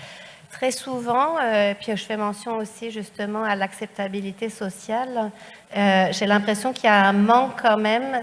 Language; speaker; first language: French; native; French